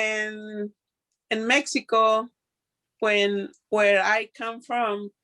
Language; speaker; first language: English; non-native, learner; Spanish